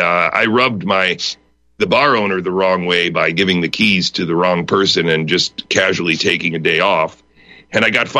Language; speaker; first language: English; native; English